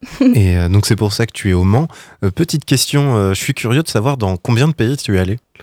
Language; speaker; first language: French; native; French